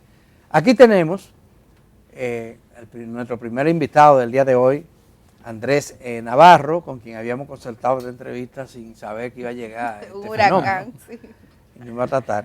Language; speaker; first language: Spanish; native; Spanish